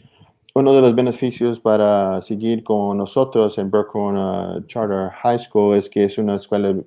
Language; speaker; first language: Spanish; early bilingual, heritage; English